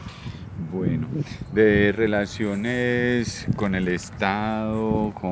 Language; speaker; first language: Spanish; native; Spanish